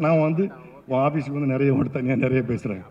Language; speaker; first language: Tamil; native; Tamil